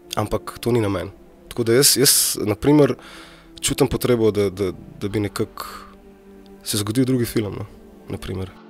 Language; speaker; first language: Slovenian; early bilingual, other home language; Bosnian